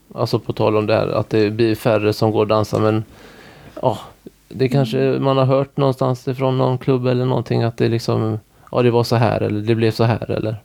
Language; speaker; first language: Swedish; native; Swedish